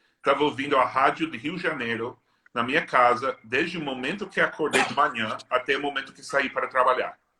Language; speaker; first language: Portuguese; non-native, fluent; English